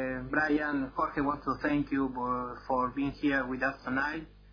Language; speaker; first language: English; non-native, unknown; Spanish